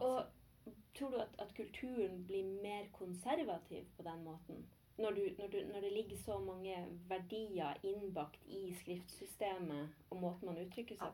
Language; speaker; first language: Norwegian; native; Norwegian